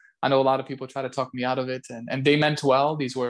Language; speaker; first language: English; non-native, fluent; Turkish